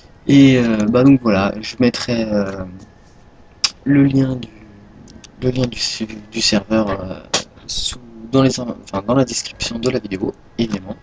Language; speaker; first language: French; native; French